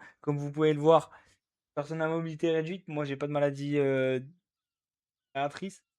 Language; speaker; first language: French; native; French